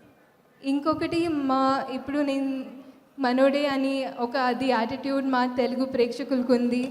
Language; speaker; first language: Telugu; non-native, fluent; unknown